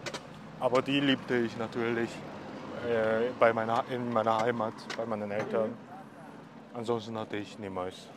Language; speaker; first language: German; non-native, fluent; Korean